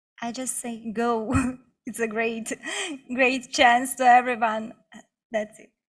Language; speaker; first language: English; non-native, learner; Bosnian